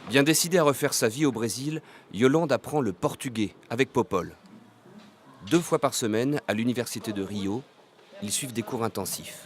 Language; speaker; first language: French; native; French